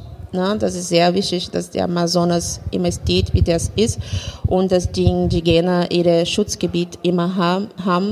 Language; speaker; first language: German; non-native, fluent; Portuguese